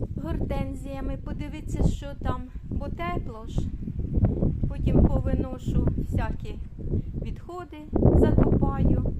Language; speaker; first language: Ukrainian; native; Ukrainian